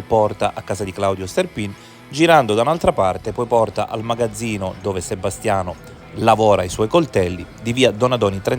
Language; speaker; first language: Italian; native; Italian